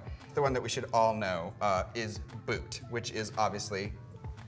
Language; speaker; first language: English; native; English